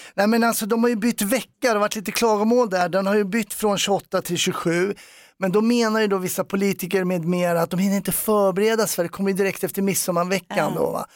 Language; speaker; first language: Swedish; native; Swedish